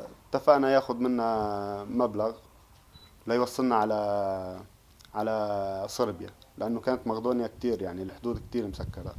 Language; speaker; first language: Arabic; native; Arabic